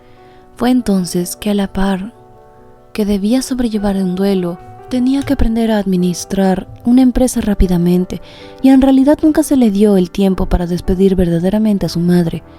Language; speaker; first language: Spanish; native; Spanish